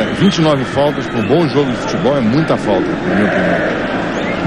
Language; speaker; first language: Portuguese; native; Portuguese